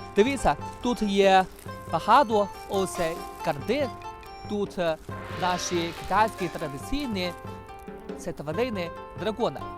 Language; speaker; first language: Ukrainian; non-native, learner; Chinese